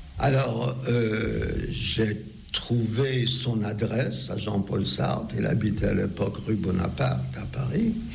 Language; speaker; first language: French; non-native, fluent; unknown